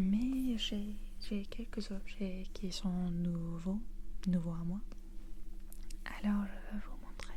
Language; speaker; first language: French; non-native, fluent; English